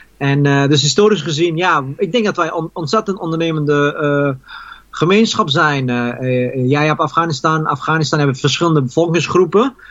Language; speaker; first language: Dutch; early bilingual, other home language; Persian